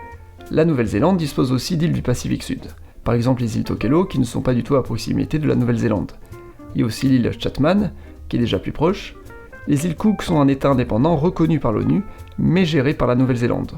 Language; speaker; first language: French; native; French